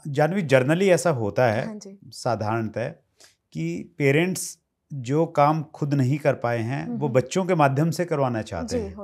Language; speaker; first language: Hindi; native; Hindi